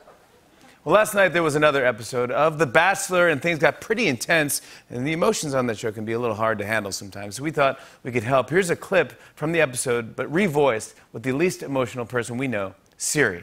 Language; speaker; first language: English; native; English